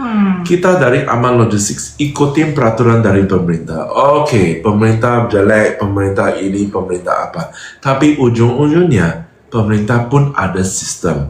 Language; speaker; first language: Indonesian; non-native, fluent; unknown